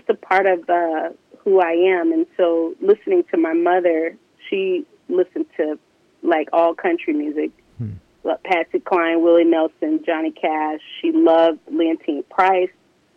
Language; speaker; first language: English; native; English